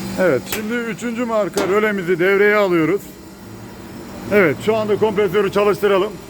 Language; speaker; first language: Turkish; native; Turkish